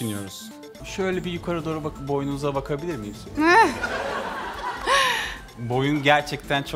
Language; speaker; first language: Turkish; native; Turkish